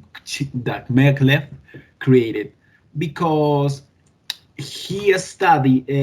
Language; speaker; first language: English; non-native, learner; Spanish